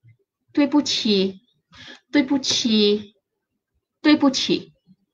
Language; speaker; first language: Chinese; non-native, local second language; Malay